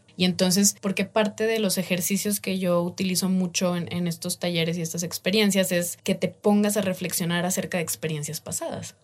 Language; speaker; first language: Spanish; native; Spanish